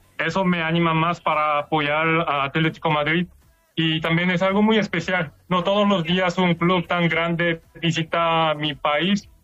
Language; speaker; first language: Spanish; non-native, fluent; Korean